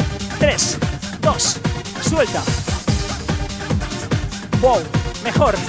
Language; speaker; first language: Spanish; native; Spanish